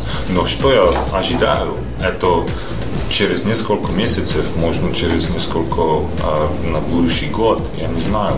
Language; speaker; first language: Russian; non-native, fluent; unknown